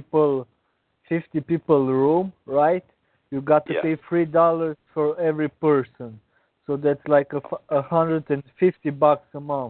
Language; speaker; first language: English; non-native, fluent; Romanian